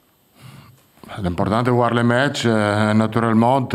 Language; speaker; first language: French; non-native, fluent; Italian